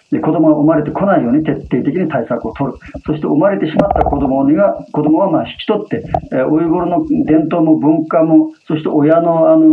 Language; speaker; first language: Japanese; non-native, fluent; Uyghur